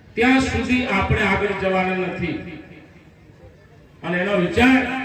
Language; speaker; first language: Gujarati; non-native, local second language; Rathawi